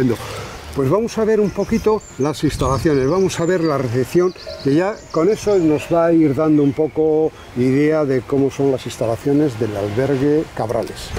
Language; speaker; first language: Spanish; native; Spanish